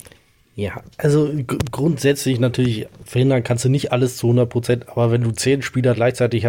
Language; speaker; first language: German; native; German